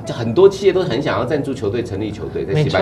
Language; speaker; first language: Chinese; native; Chinese